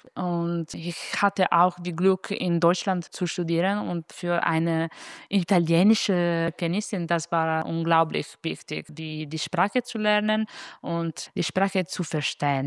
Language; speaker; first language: German; non-native, fluent; Italian